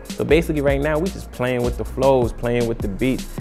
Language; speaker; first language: English; native; English